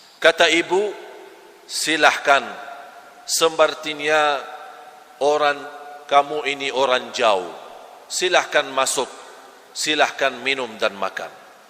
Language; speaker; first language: Malay; non-native, fluent; Arabic